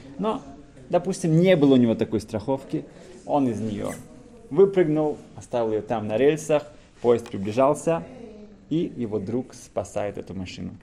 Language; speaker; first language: Russian; early bilingual, heritage; Russian